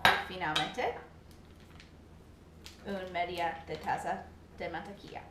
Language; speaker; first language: Spanish; non-native, learner; English